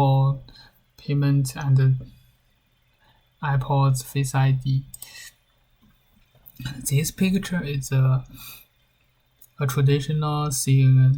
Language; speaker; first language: English; non-native, learner; Chinese